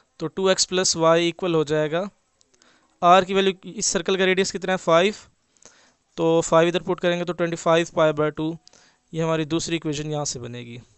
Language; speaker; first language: Urdu; native; Urdu